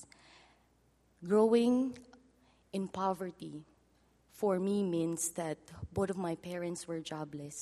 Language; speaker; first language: English; non-native, local second language; Filipino